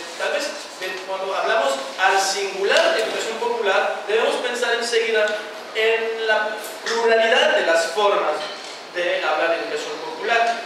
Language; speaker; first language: Spanish; non-native, fluent; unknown